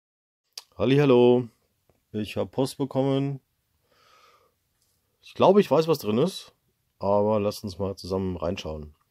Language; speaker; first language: German; native; German